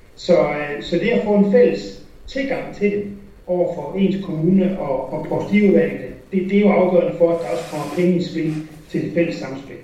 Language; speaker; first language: Danish; native; Danish